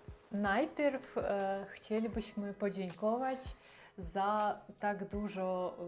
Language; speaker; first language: Polish; non-native, learner; Russian